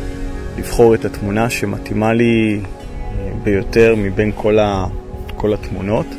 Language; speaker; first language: Hebrew; native; Hebrew